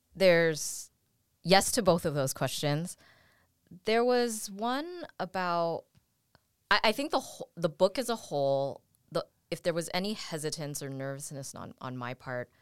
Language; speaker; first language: English; native; English